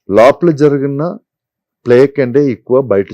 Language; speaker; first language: Telugu; non-native, learner; Malayalam